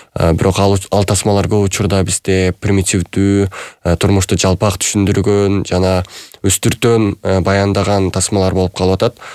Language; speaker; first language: Kyrgyz; native; Kyrgyz